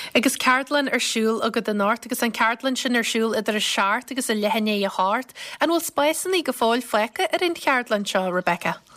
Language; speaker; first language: Irish; native; Irish